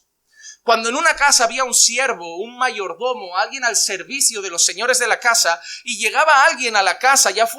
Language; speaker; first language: Spanish; native; Spanish